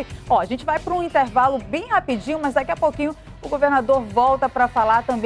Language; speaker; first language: Portuguese; native; Portuguese